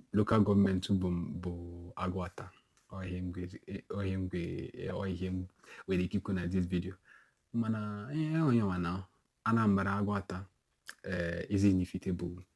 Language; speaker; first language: Igbo; non-native, local second language; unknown